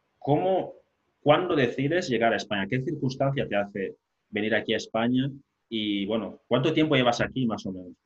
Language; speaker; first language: Spanish; non-native, local second language; Fang